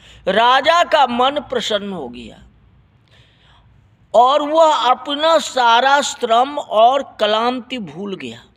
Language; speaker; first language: Hindi; native; Hindi